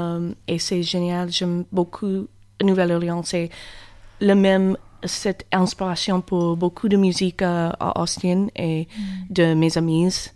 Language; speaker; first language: French; non-native, learner; English